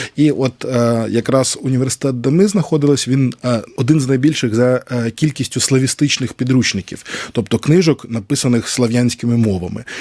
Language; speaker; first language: Ukrainian; native; Ukrainian